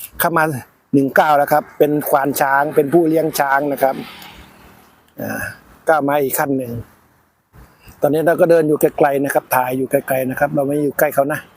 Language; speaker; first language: Thai; native; Thai